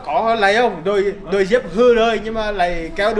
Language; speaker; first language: Vietnamese; non-native, learner; Portuguese